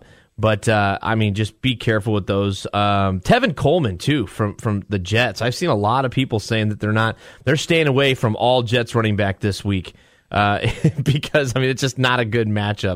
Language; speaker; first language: English; native; English